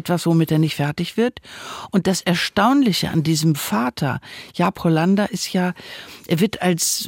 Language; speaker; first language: German; native; German